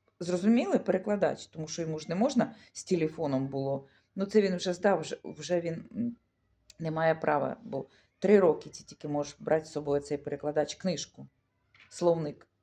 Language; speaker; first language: Ukrainian; non-native, local second language; Russian